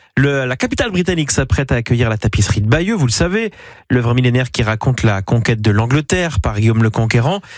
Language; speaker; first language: French; native; French